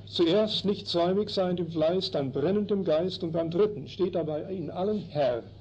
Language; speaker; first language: German; early bilingual, heritage; German